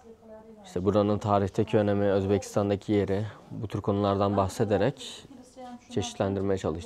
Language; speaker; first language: Turkish; native; Turkish